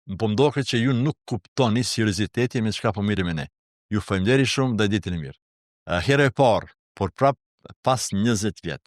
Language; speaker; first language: Albanian; non-native, local second language; Serbian